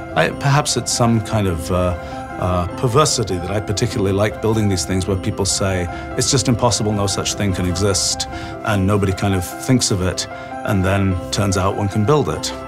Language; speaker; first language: English; native; English